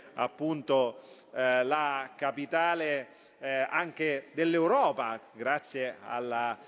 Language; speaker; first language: Italian; native; Italian